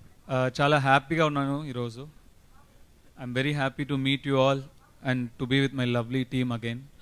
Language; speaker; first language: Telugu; non-native, learner; Tamil